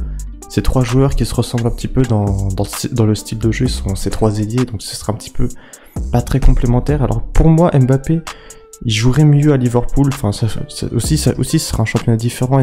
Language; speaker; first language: French; native; French